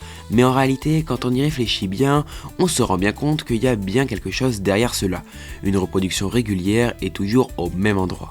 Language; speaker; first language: French; native; French